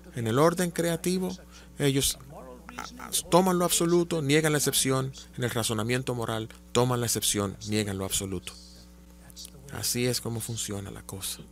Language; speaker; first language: Spanish; non-native, fluent; Malayalam